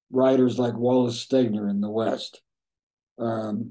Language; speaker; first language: English; native; English